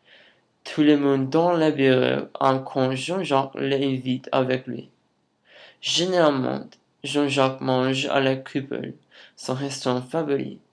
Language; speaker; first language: French; non-native, learner; English